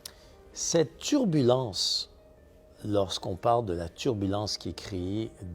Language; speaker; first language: French; native; French